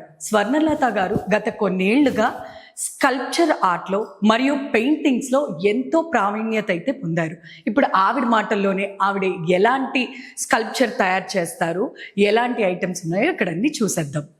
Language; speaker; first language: Telugu; native; Telugu